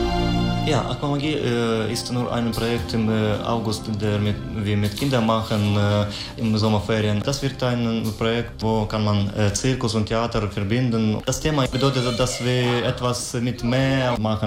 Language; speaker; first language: German; non-native, fluent; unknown